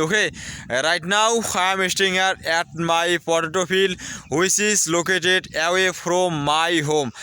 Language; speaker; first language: English; non-native, learner; Bangla